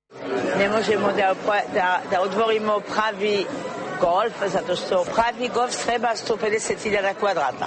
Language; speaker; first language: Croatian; non-native, learner; French